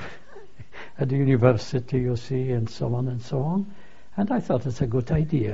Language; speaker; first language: English; non-native, fluent; Polish